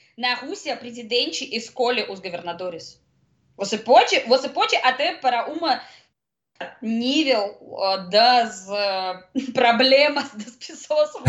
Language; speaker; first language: Portuguese; non-native, learner; Russian